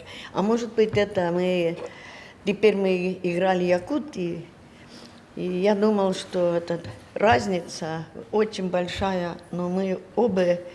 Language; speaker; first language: Russian; non-native, learner; Estonian